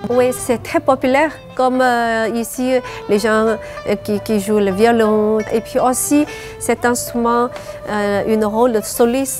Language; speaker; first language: French; non-native, learner; Chinese